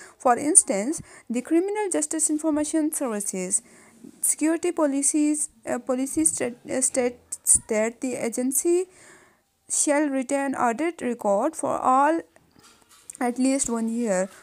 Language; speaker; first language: English; non-native, local second language; Urdu